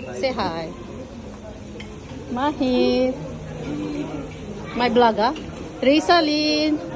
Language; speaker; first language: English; non-native, learner; Nepali